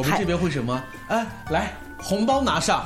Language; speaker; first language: Chinese; native; Chinese